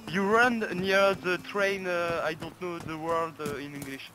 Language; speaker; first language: English; non-native, learner; French